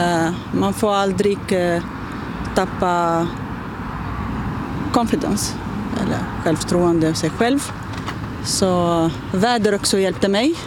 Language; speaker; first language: Swedish; non-native, learner; Arabic